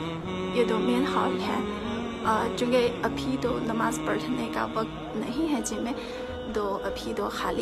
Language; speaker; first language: Hindi; non-native, fluent; Chinese